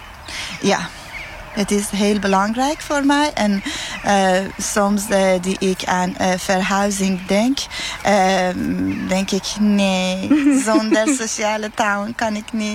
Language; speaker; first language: Dutch; non-native, fluent; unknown